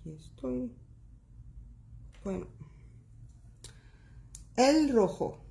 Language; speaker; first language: Spanish; non-native, local second language; Arabic